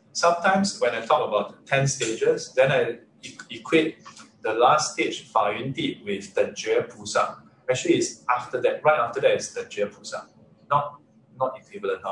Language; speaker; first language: English; non-native, local second language; Chinese